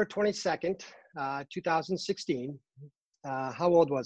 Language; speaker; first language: English; native; English